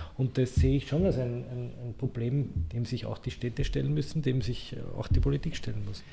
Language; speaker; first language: German; native; German